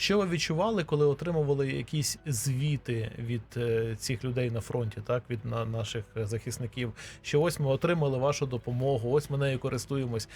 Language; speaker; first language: Ukrainian; native; Ukrainian